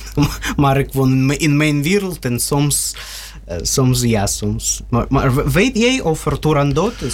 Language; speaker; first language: Dutch; non-native, learner; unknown